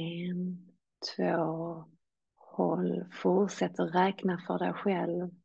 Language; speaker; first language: Swedish; native; Swedish